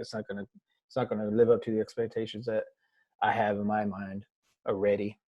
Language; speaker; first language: English; native; English